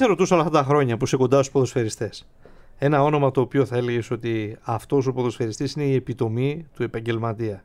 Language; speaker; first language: Greek; native; Greek